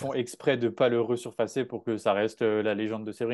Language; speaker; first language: French; native; French